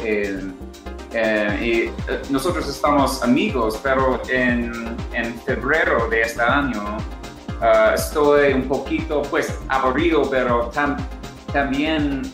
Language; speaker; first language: Spanish; non-native, learner; English